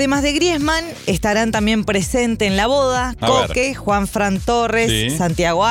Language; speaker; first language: Spanish; native; Spanish